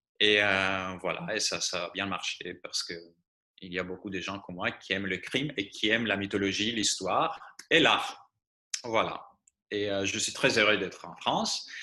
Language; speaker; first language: French; non-native, fluent; Greek